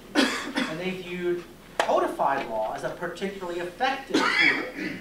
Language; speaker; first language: English; native; English